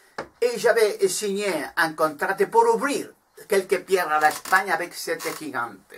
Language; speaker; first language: French; non-native, learner; Spanish